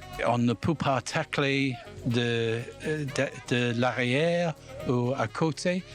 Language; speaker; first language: French; non-native, learner; English